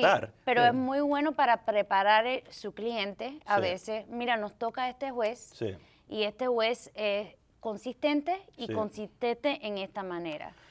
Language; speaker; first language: Spanish; early bilingual, heritage; Spanish